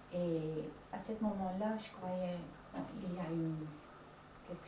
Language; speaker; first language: French; non-native, fluent; Dutch